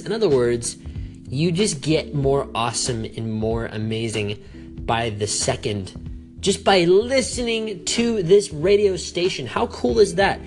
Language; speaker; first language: English; native; English